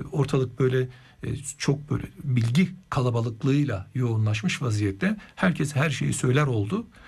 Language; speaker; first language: Turkish; native; Turkish